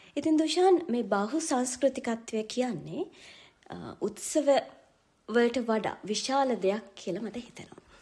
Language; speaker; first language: Sinhala; native; Sinhala